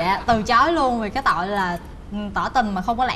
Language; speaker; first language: Vietnamese; native; Vietnamese